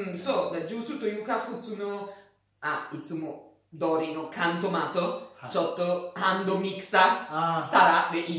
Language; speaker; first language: Japanese; non-native, learner; Italian